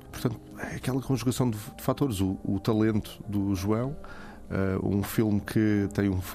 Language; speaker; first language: Portuguese; native; Portuguese